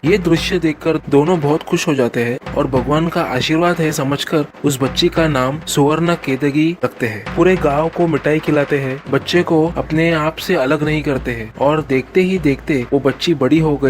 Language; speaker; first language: Hindi; non-native, local second language; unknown